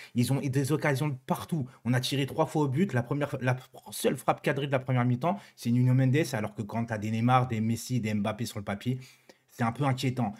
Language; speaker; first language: French; native; French